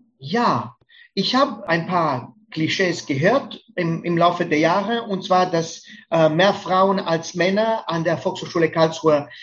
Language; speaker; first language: German; non-native, fluent; Romanian